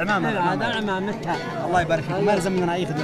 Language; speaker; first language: Arabic; native; Arabic